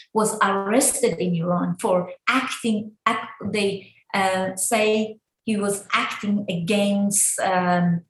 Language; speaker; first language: English; non-native, fluent; Persian